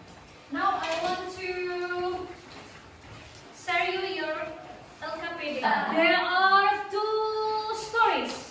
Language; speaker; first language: English; non-native, local second language; Indonesian